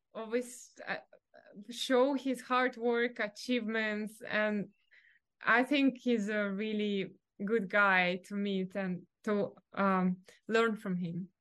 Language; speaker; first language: English; non-native, fluent; Russian